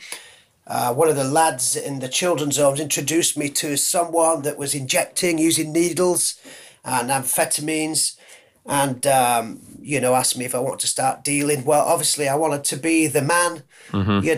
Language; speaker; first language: English; native; English